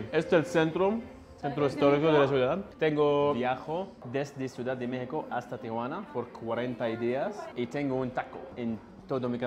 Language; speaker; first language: Spanish; non-native, learner; English